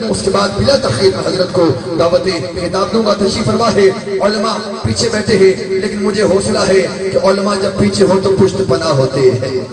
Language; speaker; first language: Urdu; non-native, local second language; Punjabi